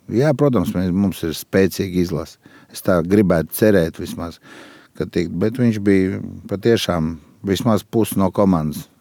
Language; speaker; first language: Latvian; native; Latvian